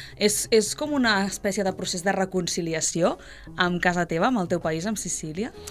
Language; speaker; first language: Catalan; native; Catalan